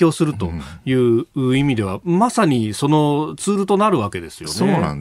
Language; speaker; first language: Japanese; native; Japanese